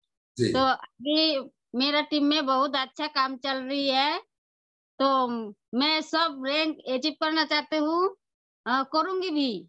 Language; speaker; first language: Hindi; non-native, local second language; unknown